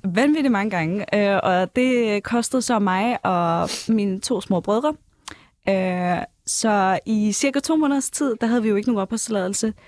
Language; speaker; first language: Danish; native; Danish